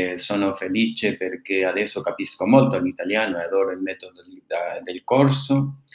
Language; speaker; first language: Italian; non-native, learner; Spanish